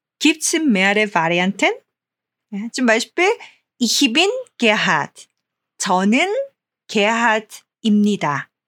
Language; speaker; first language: German; non-native, fluent; Korean